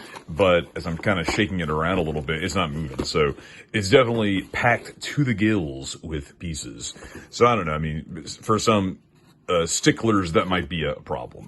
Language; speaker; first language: English; native; English